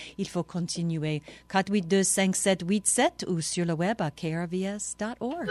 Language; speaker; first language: French; non-native, local second language; English